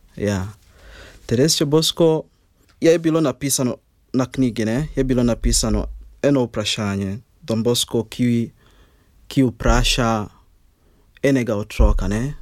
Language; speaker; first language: Slovenian; non-native, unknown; Ganda